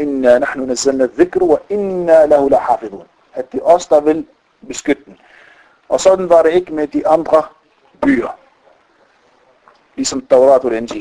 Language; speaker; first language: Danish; non-native, fluent; Arabic